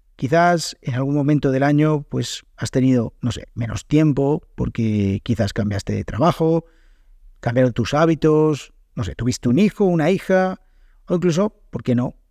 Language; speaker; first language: Spanish; native; Spanish